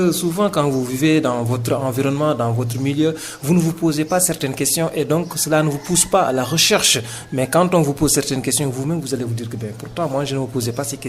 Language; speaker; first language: French; non-native, local second language; Wolof